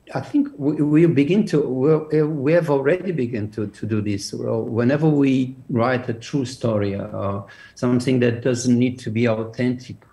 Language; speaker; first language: English; non-native, fluent; Portuguese